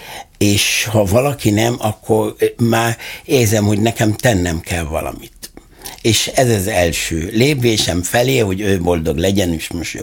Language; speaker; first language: Hungarian; non-native, fluent; Arabic